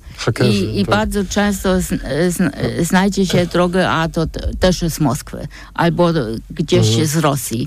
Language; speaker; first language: Polish; non-native, fluent; German